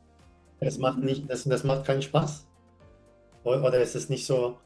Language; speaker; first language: German; non-native, learner; English